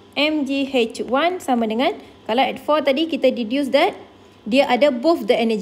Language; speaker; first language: English; non-native, local second language; Malay